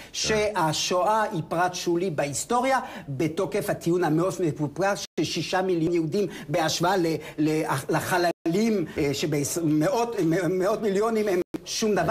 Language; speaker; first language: Hebrew; non-native, fluent; French